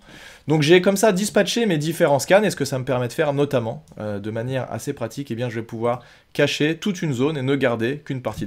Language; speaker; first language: French; native; French